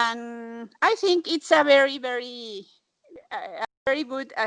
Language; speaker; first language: English; non-native, learner; Spanish